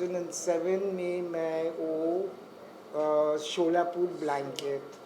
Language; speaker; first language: Hindi; non-native, local second language; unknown